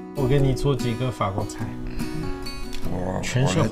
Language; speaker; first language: Chinese; non-native, fluent; French